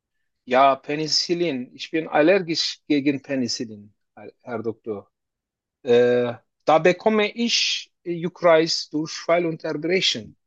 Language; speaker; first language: German; non-native, learner; Turkish